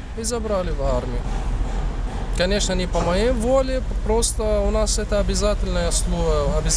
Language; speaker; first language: Russian; non-native, fluent; Arabic